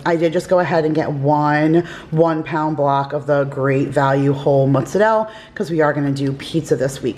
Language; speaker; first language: English; native; English